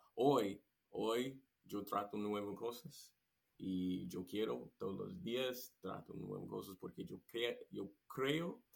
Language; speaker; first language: Spanish; non-native, learner; English